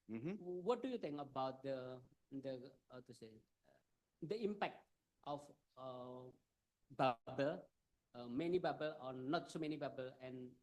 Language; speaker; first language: English; non-native, learner; Indonesian